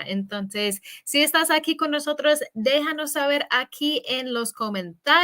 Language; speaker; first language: Spanish; non-native, fluent; English